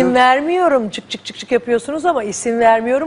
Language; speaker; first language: Turkish; native; Turkish